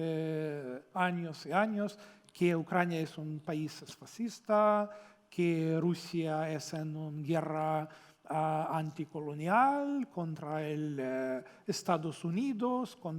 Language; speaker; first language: Spanish; non-native, fluent; Ukrainian